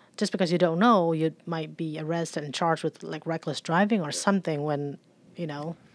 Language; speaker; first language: English; early bilingual, other home language; Burmese